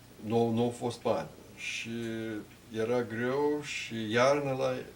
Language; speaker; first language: Romanian; early bilingual, heritage; Romanian